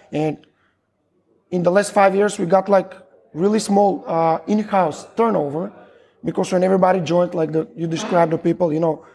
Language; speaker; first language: English; non-native, fluent; Macedonian